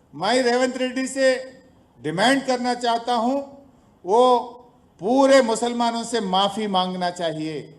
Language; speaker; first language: Hindi; non-native, local second language; Telugu